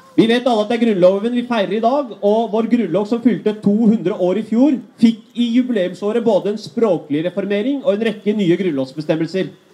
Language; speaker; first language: Norwegian; early bilingual, other home language; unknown